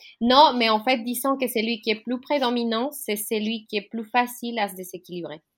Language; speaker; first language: French; non-native, fluent; Spanish